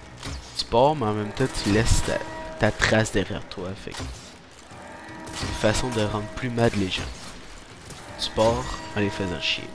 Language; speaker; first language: French; native; French